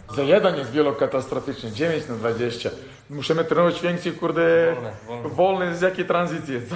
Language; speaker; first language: Polish; non-native, fluent; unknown